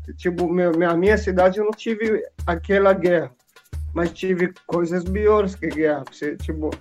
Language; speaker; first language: Portuguese; non-native, learner; Arabic